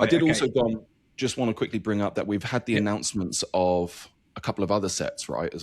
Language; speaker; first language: English; native; English